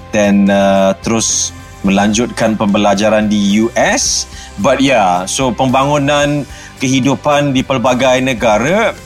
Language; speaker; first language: Malay; early bilingual, other home language; German